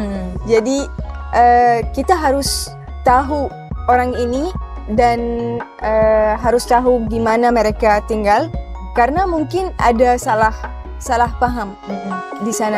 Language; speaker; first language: Indonesian; non-native, learner; Arabic